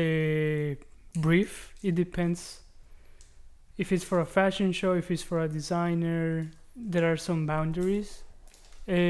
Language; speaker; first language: English; non-native, fluent; Spanish